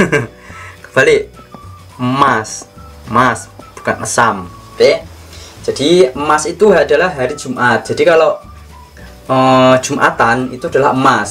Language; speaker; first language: Indonesian; native; Indonesian